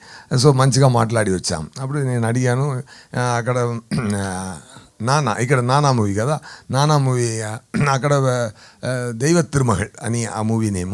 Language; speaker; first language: Telugu; non-native, fluent; Tamil